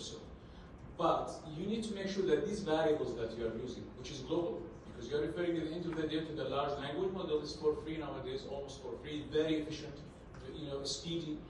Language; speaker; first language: English; non-native, fluent; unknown